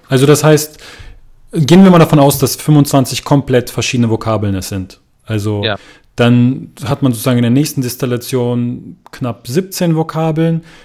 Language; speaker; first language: German; native; German